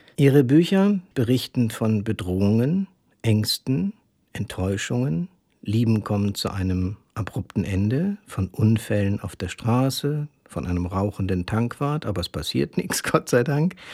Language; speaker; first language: German; native; German